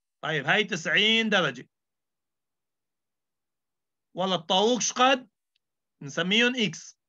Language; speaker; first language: Arabic; native; Arabic